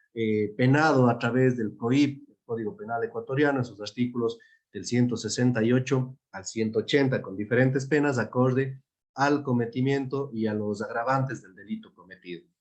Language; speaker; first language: Spanish; native; Spanish